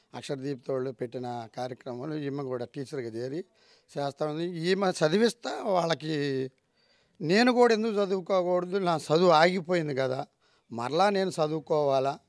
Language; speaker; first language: Telugu; native; Telugu